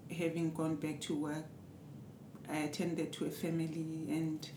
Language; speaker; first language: English; non-native, local second language; Southern Sotho